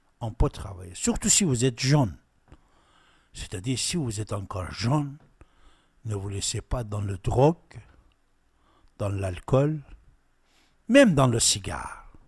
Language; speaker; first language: French; non-native, fluent; Persian